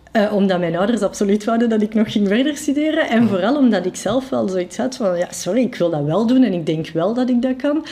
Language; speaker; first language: Dutch; non-native, local second language; French